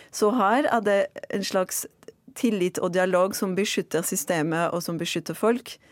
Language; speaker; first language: Norwegian; non-native, fluent; French